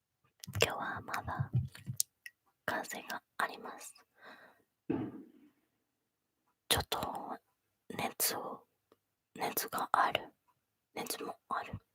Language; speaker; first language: Japanese; non-native, learner; Spanish